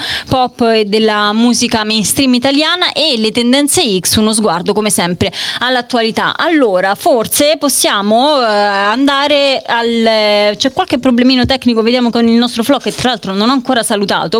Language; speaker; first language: Italian; native; Italian